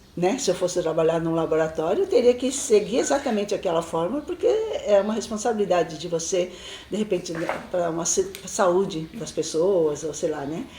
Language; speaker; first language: Portuguese; early bilingual, other home language; Chinese